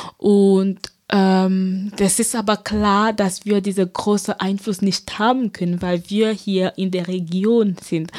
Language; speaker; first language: German; non-native, fluent; French